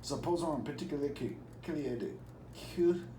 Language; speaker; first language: French; non-native, learner; English